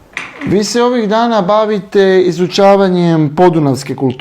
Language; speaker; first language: Serbian; native; Serbian